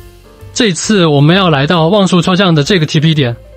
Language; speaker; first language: Chinese; native; Chinese